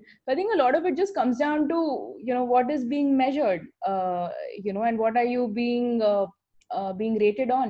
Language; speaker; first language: English; non-native, local second language; Hindi